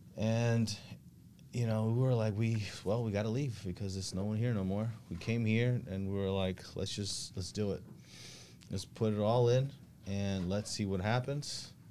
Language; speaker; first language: English; native; English